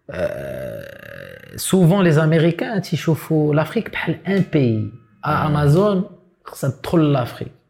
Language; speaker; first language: French; non-native, local second language; Arabic